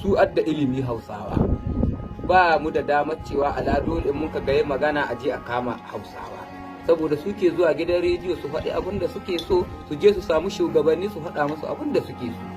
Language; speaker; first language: Hausa; non-native, local second language; Fula